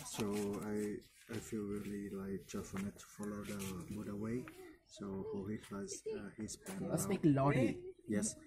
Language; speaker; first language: English; non-native, fluent; Vietnamese